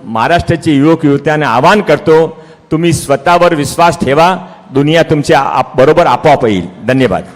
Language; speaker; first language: Marathi; non-native, local second language; Hindi